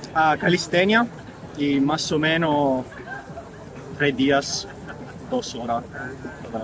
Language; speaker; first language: Spanish; non-native, learner; Italian